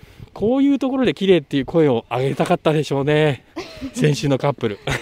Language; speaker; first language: Japanese; native; Japanese